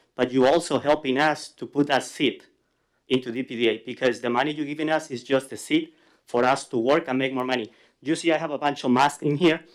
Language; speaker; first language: English; non-native, fluent; Spanish